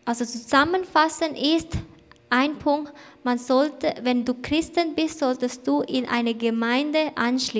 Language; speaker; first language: German; non-native, fluent; Thai